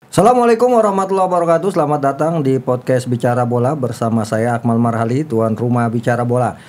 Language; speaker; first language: Indonesian; native; Indonesian